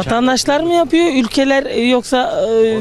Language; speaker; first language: Turkish; native; Turkish